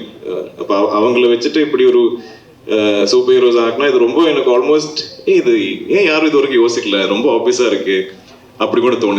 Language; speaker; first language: Tamil; non-native, local second language; Malayalam